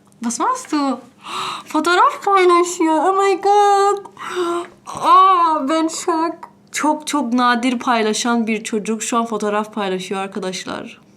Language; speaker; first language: Turkish; early bilingual, heritage; Turkish